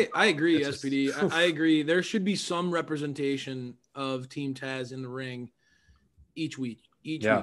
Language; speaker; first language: English; native; English